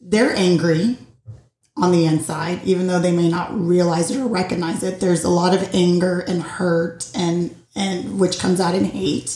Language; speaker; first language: English; early bilingual, other home language; Spanish